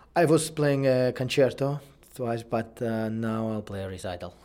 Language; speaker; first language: English; non-native, fluent; Russian